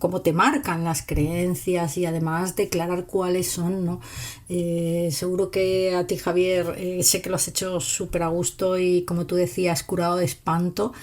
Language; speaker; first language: Spanish; native; Spanish